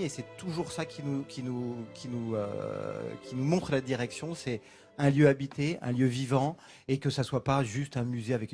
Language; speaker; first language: French; native; French